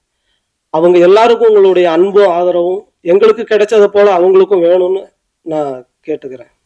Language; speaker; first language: Tamil; native; Tamil